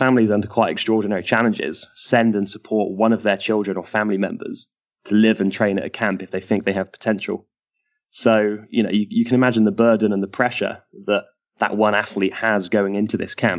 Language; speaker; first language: English; native; English